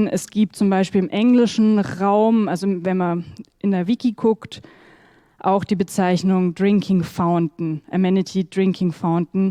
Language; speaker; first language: German; native; German